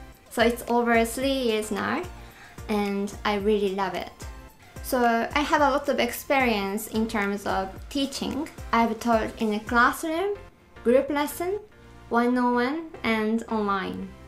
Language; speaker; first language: English; non-native, fluent; Japanese